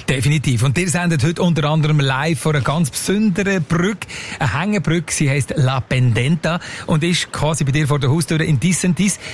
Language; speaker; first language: German; native; German